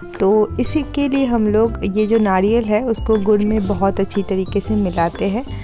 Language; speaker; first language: Hindi; non-native, local second language; Bangla